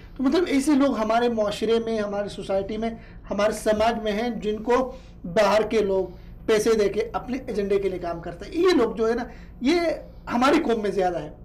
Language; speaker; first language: Urdu; non-native, local second language; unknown